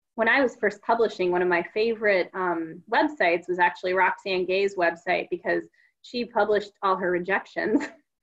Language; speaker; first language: English; native; English